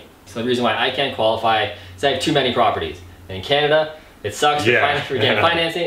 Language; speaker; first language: English; native; English